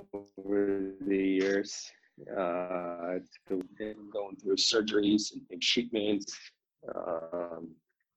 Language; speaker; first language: English; non-native, fluent; Romanian